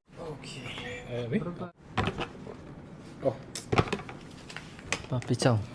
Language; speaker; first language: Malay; non-native, learner; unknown